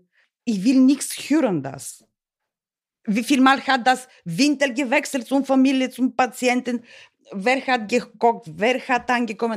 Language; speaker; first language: German; non-native, learner; Bulgarian